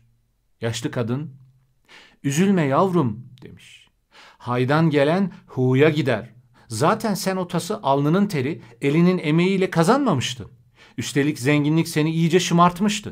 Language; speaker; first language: Turkish; native; Turkish